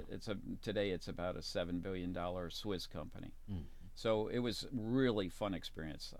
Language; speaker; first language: English; native; English